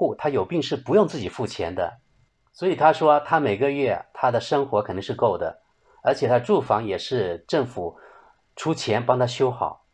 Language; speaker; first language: Chinese; native; Chinese